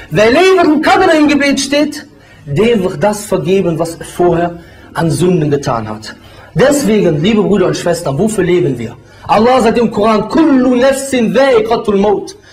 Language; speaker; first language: German; early bilingual, other home language; Bosnian